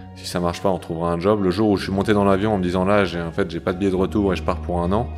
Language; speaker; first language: French; native; French